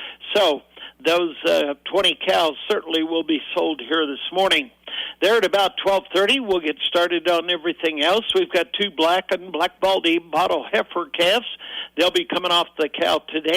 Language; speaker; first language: English; native; English